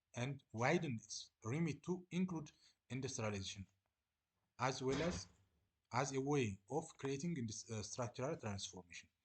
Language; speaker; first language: English; non-native, local second language; Amharic